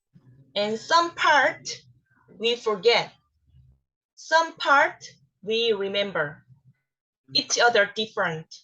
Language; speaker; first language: English; non-native, learner; Korean